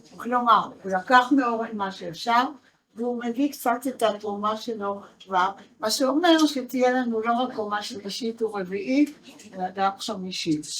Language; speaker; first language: Hebrew; native; Hebrew